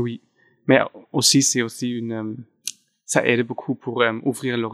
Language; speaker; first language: French; non-native, fluent; German